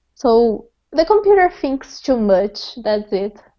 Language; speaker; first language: English; non-native, fluent; Portuguese